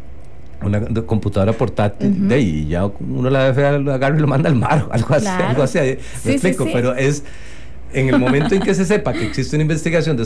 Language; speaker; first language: Spanish; native; Spanish